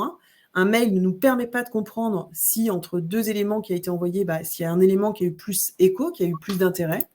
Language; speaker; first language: French; native; French